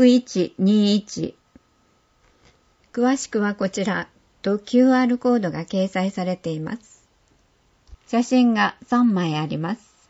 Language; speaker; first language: Japanese; native; Japanese